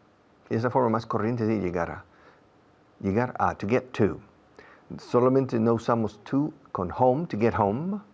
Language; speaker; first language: Spanish; non-native, fluent; English